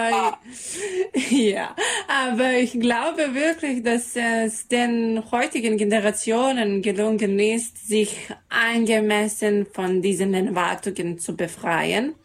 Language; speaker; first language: German; non-native, learner; Serbian